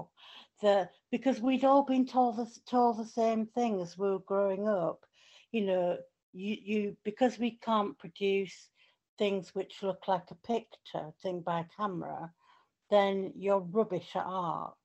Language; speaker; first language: English; native; English